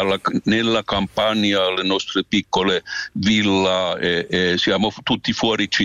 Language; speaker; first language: Italian; non-native, fluent; Finnish